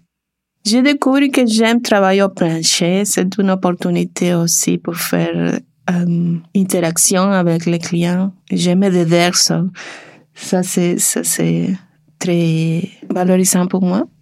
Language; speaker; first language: French; non-native, learner; Spanish